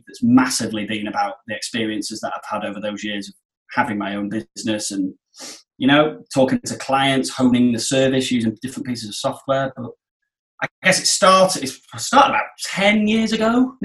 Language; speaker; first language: English; native; English